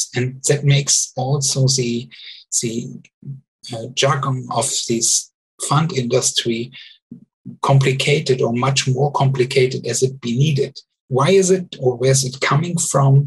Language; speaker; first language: English; non-native, learner; German